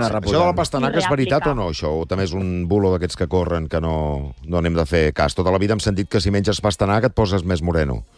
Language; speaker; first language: Catalan; native; Catalan